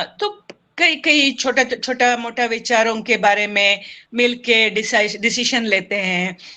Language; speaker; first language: Hindi; non-native, local second language; Kannada